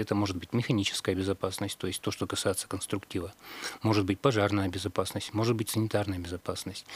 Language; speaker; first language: Russian; native; Russian